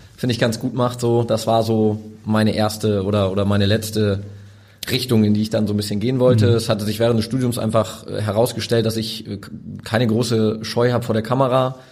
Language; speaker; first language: German; native; German